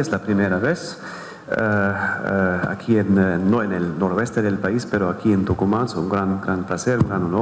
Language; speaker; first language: Spanish; non-native, fluent; German